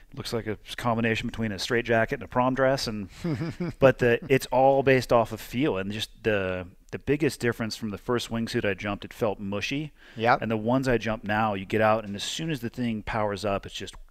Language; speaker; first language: English; native; English